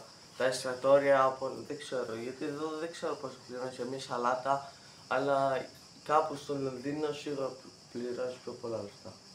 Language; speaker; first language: Greek; early bilingual, heritage; Greek